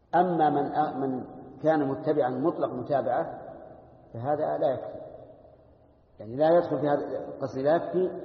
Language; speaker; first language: Arabic; native; Arabic